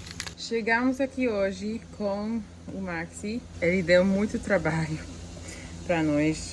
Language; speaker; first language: Portuguese; non-native, fluent; English